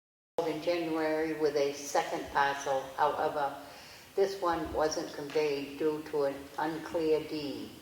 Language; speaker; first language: English; native; English